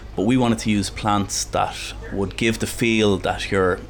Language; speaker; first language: English; native; English